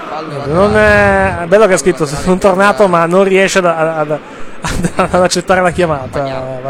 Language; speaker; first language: Italian; native; Italian